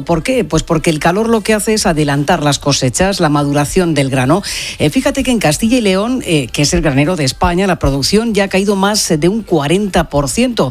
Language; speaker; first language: Spanish; native; Spanish